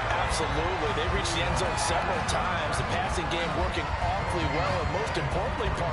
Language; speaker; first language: English; native; English